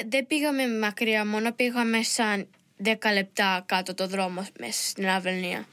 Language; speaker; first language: Greek; early bilingual, heritage; Greek